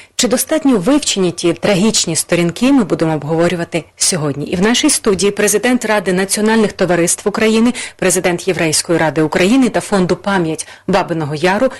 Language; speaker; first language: Ukrainian; native; Ukrainian